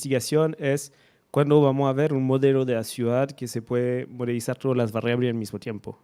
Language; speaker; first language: Spanish; non-native, fluent; French